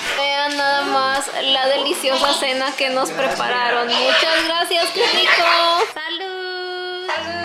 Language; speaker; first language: Spanish; native; Spanish